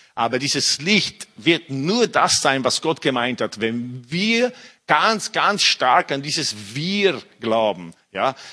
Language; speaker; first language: German; non-native, fluent; Italian